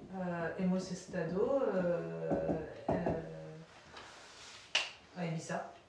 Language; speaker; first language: Spanish; non-native, learner; French